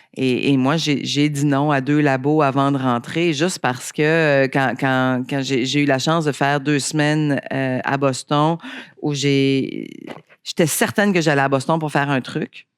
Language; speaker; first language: French; native; French